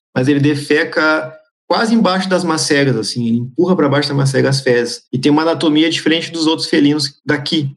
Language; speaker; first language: Portuguese; native; Portuguese